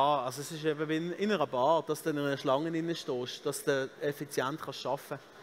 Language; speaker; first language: German; native; German